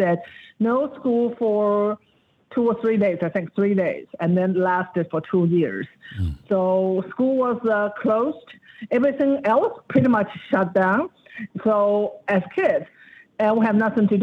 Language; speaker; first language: English; non-native, fluent; Chinese